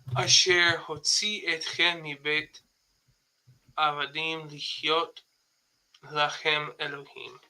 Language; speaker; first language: Hebrew; non-native, fluent; English